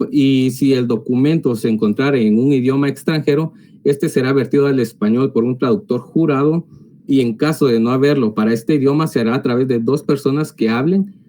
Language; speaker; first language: Spanish; native; Spanish